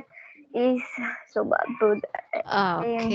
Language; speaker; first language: English; non-native, learner; Spanish